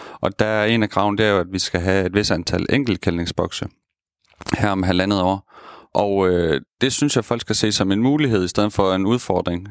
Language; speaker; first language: Danish; native; Danish